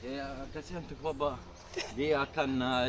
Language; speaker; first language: Indonesian; non-native, learner; Arabic